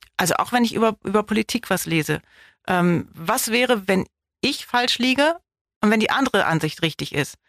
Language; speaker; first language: German; native; German